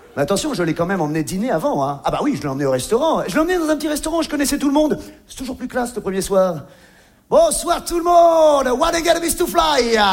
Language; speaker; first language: French; native; French